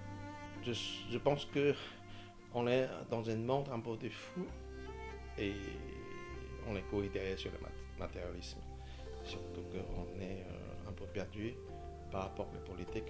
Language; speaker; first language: French; non-native, fluent; Chinese